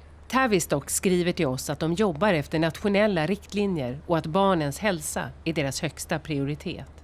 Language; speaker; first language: Swedish; native; Swedish